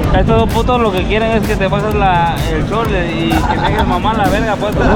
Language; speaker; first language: Spanish; native; Spanish